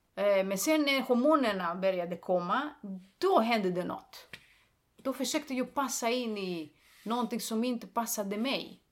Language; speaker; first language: Swedish; non-native, fluent; Greek